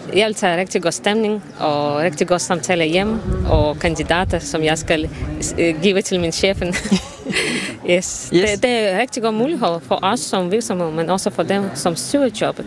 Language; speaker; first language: Danish; non-native, learner; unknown